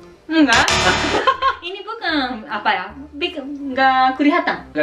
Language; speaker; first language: Indonesian; non-native, fluent; Japanese